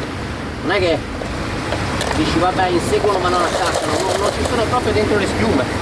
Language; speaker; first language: Italian; native; Italian